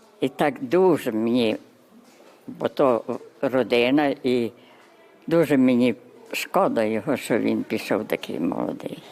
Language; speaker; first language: Ukrainian; early bilingual, heritage; Ukrainian